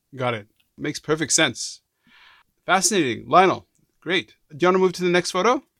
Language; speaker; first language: English; native; English